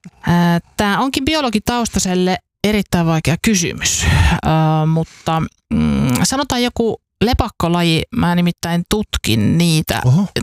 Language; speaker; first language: Finnish; native; Finnish